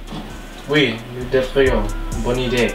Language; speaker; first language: French; non-native, learner; English